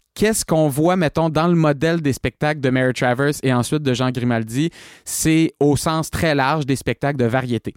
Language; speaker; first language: French; native; French